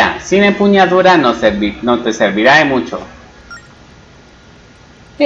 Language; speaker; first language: Spanish; native; Spanish